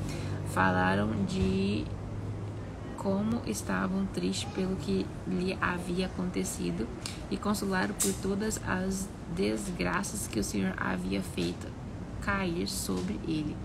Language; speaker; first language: Portuguese; native; Portuguese